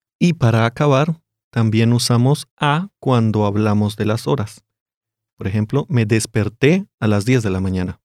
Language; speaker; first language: Spanish; native; Spanish